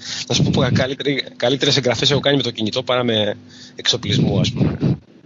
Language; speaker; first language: Greek; native; Greek